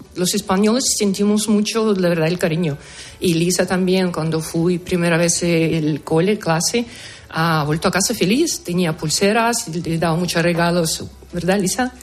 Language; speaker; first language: Spanish; non-native, fluent; Ukrainian